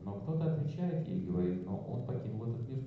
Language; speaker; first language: Russian; native; Russian